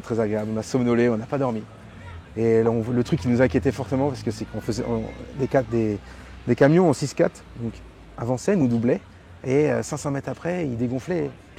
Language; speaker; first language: French; native; French